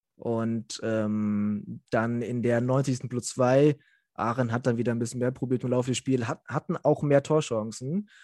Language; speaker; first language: German; native; German